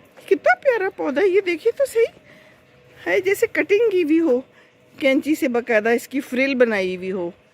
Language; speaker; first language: Urdu; non-native, local second language; Punjabi